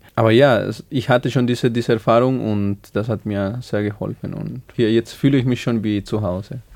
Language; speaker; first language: German; non-native, learner; Spanish